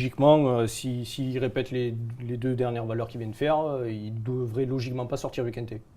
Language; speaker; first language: French; native; French